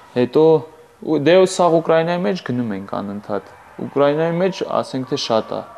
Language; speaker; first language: Armenian; early bilingual, heritage; Armenian